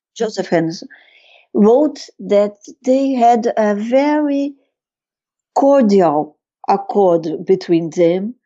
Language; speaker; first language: English; non-native, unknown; Portuguese